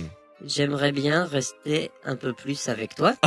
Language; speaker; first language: French; non-native, fluent; Japanese